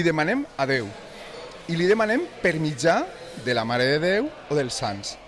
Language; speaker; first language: Catalan; native; Catalan